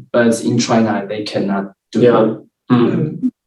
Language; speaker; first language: English; non-native, learner; Chinese